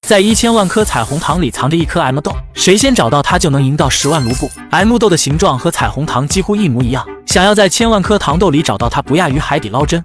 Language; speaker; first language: Chinese; native; Chinese